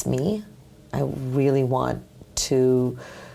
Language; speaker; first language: English; native; English